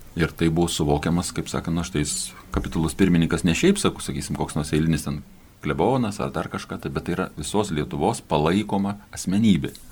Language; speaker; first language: Lithuanian; native; Lithuanian